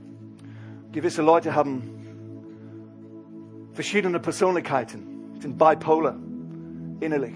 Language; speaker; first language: German; non-native, fluent; English